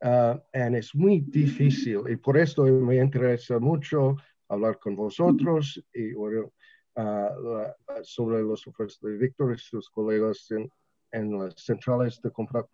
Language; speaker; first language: Spanish; non-native, learner; English